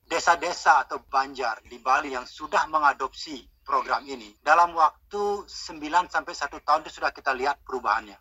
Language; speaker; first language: Indonesian; non-native, local second language; Balinese